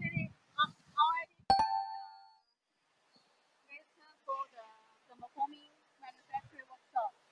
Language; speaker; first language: English; non-native, fluent; Chinese